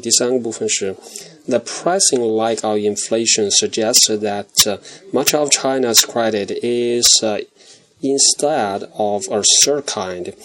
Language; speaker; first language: English; non-native, fluent; Chinese